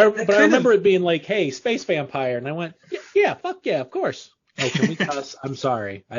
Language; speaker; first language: English; native; English